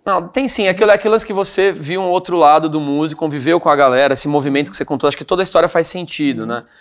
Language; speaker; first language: Portuguese; native; Portuguese